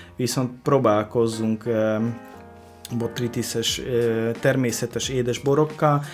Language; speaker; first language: Hungarian; non-native, fluent; Polish